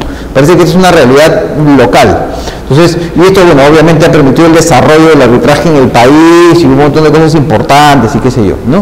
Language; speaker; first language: Spanish; native; Spanish